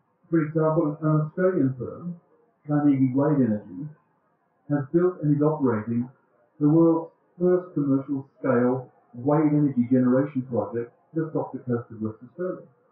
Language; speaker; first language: English; native; English